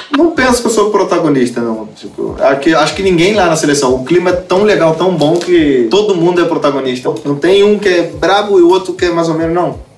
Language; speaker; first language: Portuguese; native; Portuguese